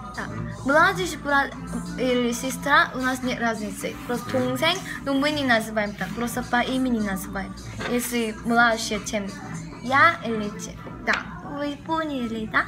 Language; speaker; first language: Russian; non-native, learner; Korean